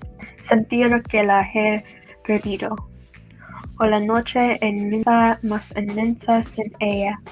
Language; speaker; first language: Spanish; non-native, learner; English